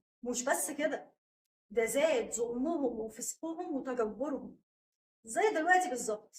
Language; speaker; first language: Arabic; native; Arabic